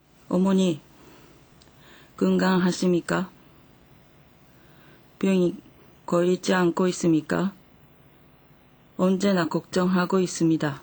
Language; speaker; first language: Korean; non-native, fluent; Japanese